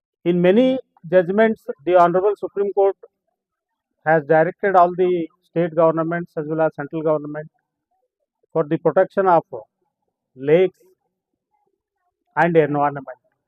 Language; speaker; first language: English; non-native, local second language; Kannada